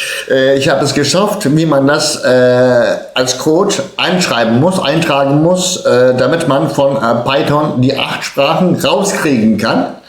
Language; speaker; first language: German; early bilingual, other home language; Turkish